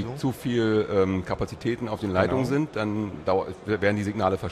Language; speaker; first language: German; native; German